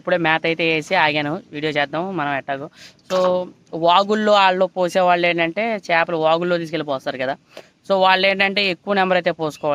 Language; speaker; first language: Telugu; native; Telugu